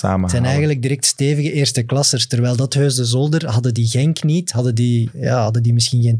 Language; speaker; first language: Dutch; native; Dutch